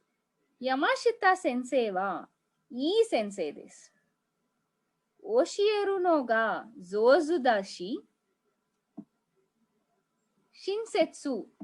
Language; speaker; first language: Japanese; non-native, fluent; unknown